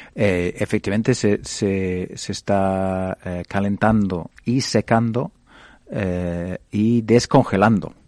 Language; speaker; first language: Spanish; non-native, fluent; English